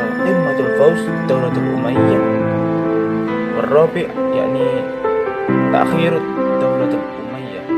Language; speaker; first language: Arabic; non-native, learner; Indonesian